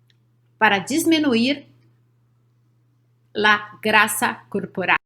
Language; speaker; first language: Spanish; non-native, learner; Portuguese